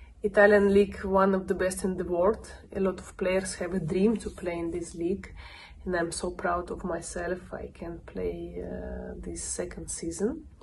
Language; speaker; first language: English; non-native, learner; Russian